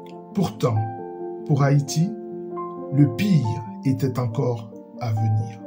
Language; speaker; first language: French; non-native, local second language; Haitian Creole